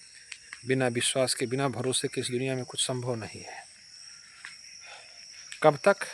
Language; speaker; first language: Hindi; native; Hindi